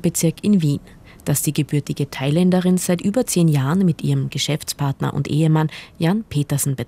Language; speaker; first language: German; native; German